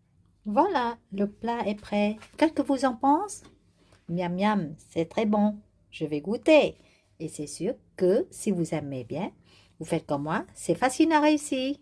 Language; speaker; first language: French; non-native, learner; Vietnamese